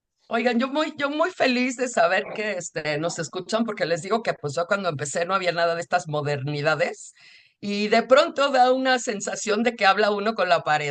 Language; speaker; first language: Spanish; native; Spanish